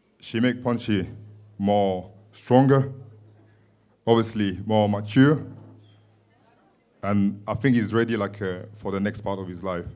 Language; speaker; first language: English; non-native, fluent; French